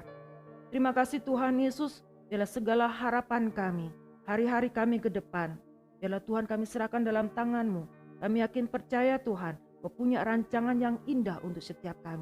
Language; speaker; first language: Indonesian; native; Indonesian